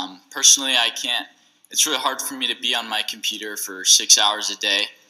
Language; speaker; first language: English; native; English